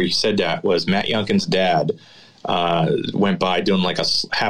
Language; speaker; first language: English; native; English